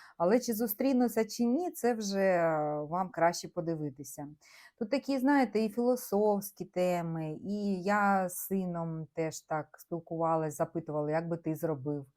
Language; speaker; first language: Ukrainian; native; Ukrainian